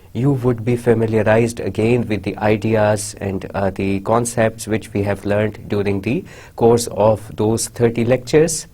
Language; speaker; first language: English; non-native, local second language; Urdu